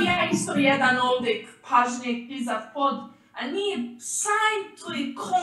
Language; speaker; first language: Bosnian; early bilingual, heritage; English